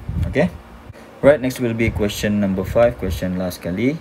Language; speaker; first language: English; non-native, local second language; Malay